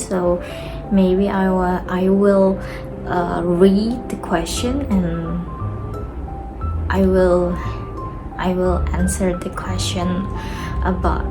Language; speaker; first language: English; non-native, learner; Indonesian